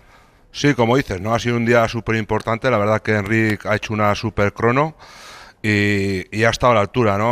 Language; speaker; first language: Spanish; native; Spanish